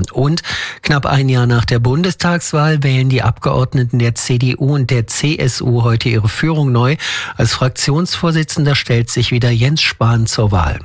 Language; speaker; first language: German; native; German